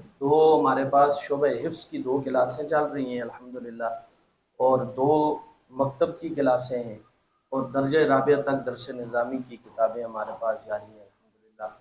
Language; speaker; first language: Urdu; non-native, local second language; Pahari-Potwari